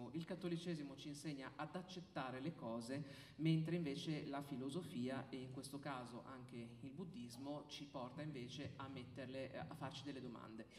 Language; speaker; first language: Italian; native; Italian